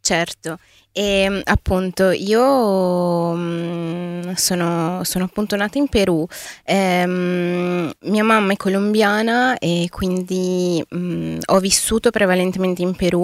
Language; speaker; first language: Italian; early bilingual, other home language; Spanish